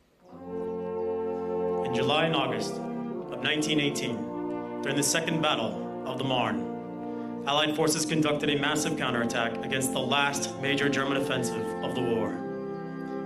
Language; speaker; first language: English; native; English